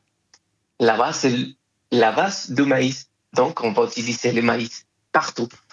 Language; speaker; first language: French; non-native, fluent; Spanish